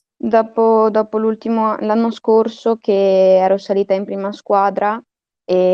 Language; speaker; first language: Italian; native; Italian